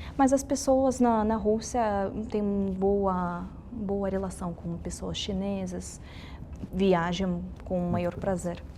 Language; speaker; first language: Portuguese; non-native, fluent; Russian